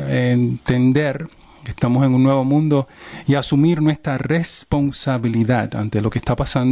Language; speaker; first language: Spanish; native; Spanish